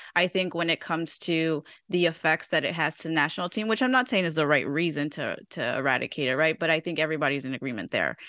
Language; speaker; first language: English; early bilingual, other home language; Spanish